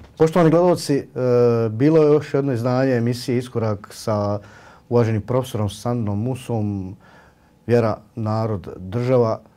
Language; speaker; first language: Bosnian; native; Bosnian